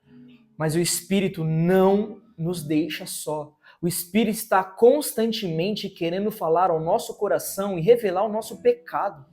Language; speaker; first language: Portuguese; native; Portuguese